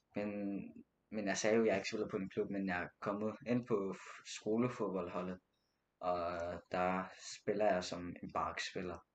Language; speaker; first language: Danish; early bilingual, other home language; Nepali